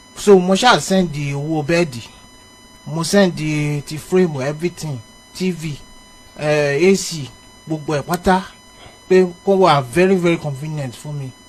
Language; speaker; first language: Yoruba; early bilingual, heritage; Yoruba